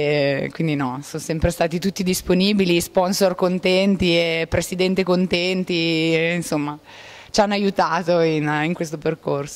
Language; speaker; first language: Italian; native; Italian